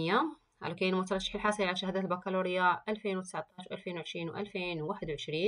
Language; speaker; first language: Arabic; native; Arabic